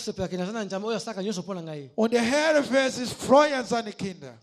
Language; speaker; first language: German; non-native, learner; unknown